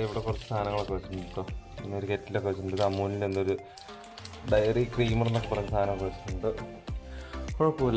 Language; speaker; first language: Malayalam; native; Malayalam